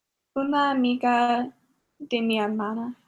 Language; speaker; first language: Spanish; non-native, learner; English